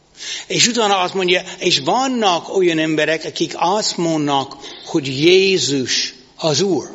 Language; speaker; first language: Hungarian; non-native, fluent; English